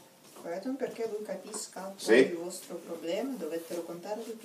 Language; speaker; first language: Italian; non-native, learner; Russian